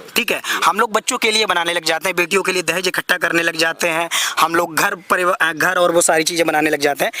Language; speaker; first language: Hindi; native; Hindi